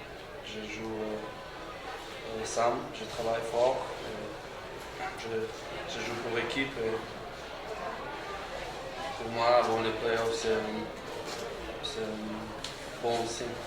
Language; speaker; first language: French; non-native, learner; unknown